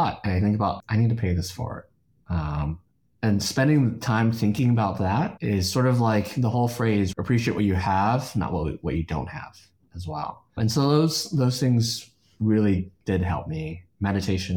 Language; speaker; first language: English; native; English